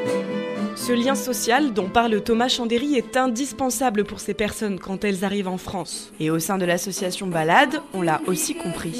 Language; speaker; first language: French; native; French